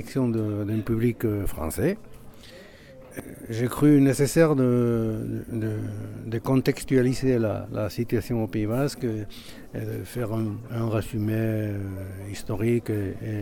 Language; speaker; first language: French; non-native, fluent; Basque